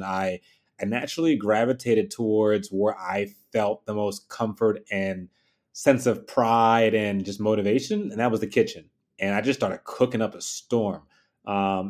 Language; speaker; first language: English; native; English